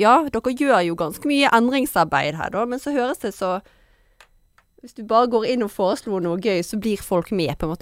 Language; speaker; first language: Norwegian; native; Norwegian